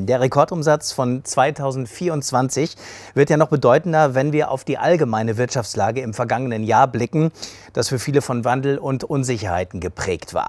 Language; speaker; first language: German; native; German